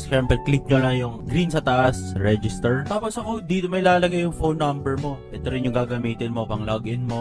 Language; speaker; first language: Filipino; native; Filipino